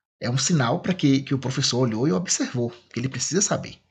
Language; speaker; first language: Portuguese; native; Portuguese